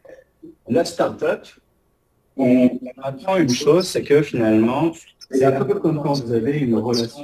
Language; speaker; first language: French; native; French